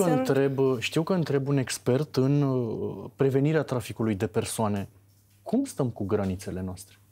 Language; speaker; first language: Romanian; native; Romanian